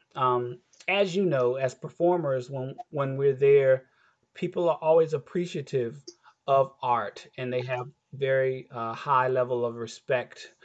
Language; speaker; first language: English; native; English